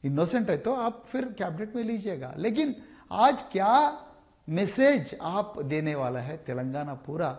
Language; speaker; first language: Hindi; non-native, local second language; Telugu